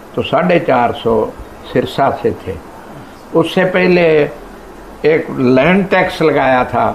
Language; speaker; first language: Hindi; non-native, local second language; Punjabi